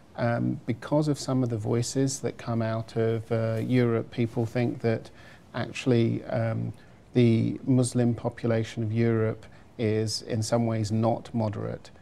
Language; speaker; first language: English; native; English